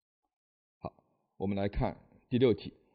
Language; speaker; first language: Chinese; native; Chinese